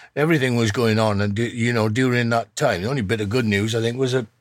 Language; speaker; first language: English; native; English